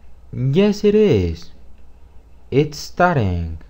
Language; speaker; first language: English; non-native, fluent; Spanish